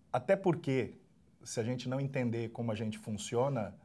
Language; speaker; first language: Portuguese; native; Portuguese